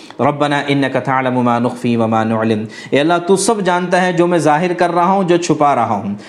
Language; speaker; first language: Urdu; native; Urdu